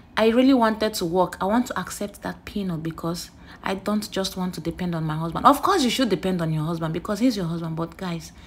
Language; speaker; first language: English; non-native, local second language; Igbo